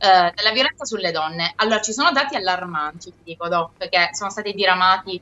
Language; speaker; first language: Italian; native; Italian